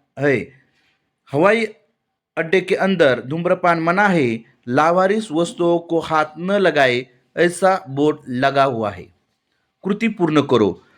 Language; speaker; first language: Hindi; non-native, local second language; Marathi